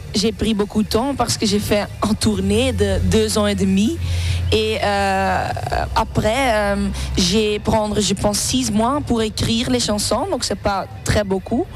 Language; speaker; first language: French; non-native, learner; Dutch